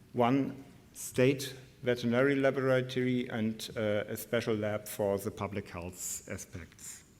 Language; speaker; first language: English; non-native, fluent; German